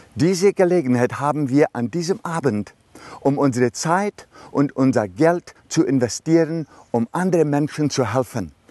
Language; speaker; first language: German; early bilingual, other home language; Low German